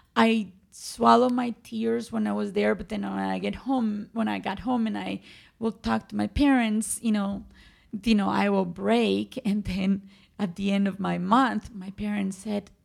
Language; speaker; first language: English; non-native, fluent; Spanish